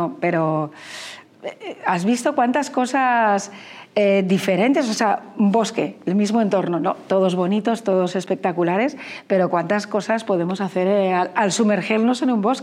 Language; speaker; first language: Spanish; native; Spanish